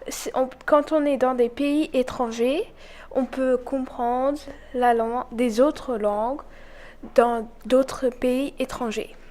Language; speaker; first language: French; non-native, learner; English